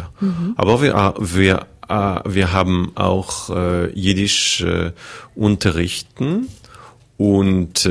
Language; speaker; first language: German; non-native, fluent; French